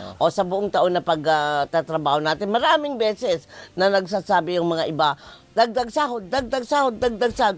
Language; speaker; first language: Filipino; native; Filipino